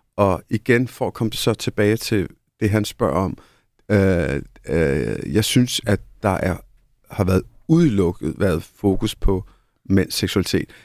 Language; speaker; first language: Danish; early bilingual, other home language; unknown